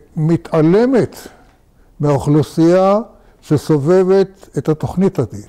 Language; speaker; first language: Hebrew; native; Hebrew